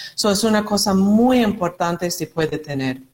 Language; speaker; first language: Spanish; non-native, learner; English